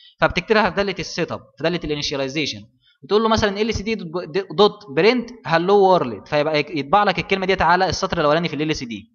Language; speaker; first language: Arabic; native; Arabic